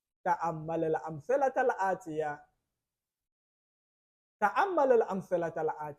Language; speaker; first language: Arabic; non-native, fluent; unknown